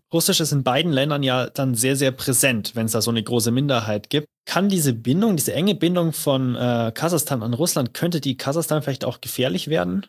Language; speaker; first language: German; native; German